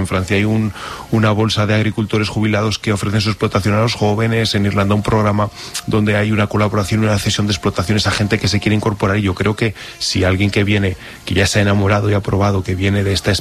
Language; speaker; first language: Spanish; native; Spanish